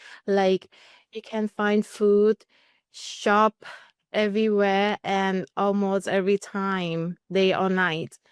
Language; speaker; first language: English; non-native, learner; Thai